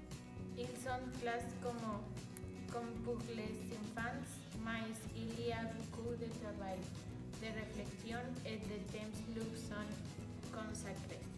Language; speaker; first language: French; non-native, learner; Spanish